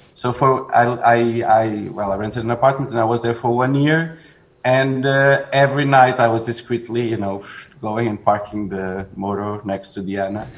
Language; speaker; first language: English; non-native, fluent; Portuguese